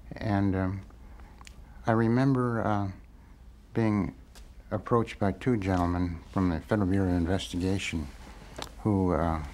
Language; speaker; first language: English; native; English